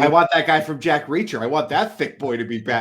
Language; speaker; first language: English; native; English